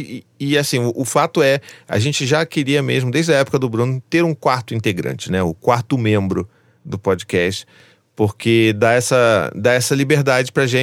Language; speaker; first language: Portuguese; native; Portuguese